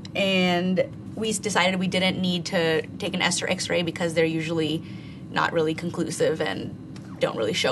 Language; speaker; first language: English; native; English